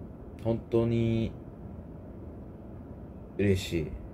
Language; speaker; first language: Japanese; non-native, learner; English